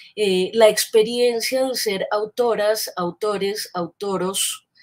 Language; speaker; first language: Spanish; native; Spanish